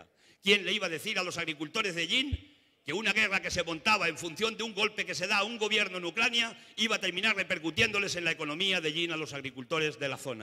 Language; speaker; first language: Spanish; native; Spanish